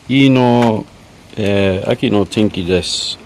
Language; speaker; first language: Japanese; non-native, learner; English